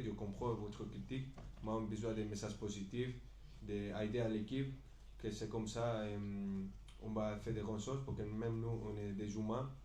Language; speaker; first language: French; non-native, fluent; Spanish